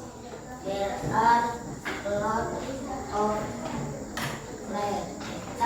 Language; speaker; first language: English; non-native, learner; Indonesian